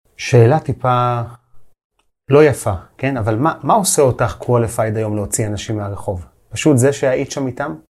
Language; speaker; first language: Hebrew; native; Hebrew